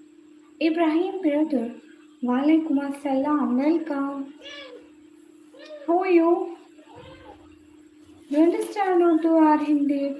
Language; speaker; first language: English; non-native, learner; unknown